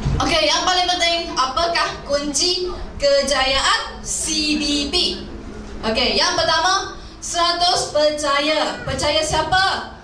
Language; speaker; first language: Malay; non-native, local second language; Chinese